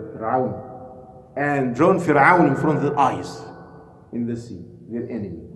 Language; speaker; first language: English; non-native, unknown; Arabic